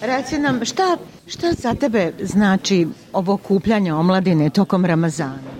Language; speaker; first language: Serbian; native; Serbian